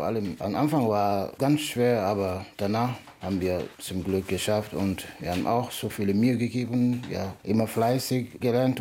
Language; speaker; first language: German; non-native, learner; Wolof